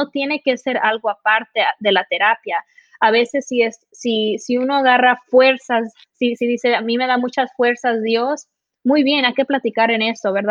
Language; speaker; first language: Spanish; early bilingual, heritage; Spanish